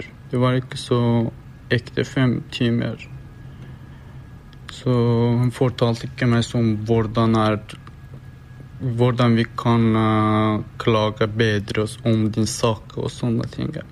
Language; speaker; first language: Norwegian; non-native, learner; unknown